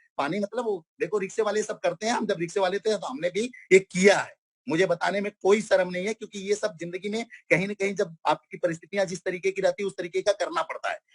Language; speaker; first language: Hindi; non-native, local second language; Bhojpuri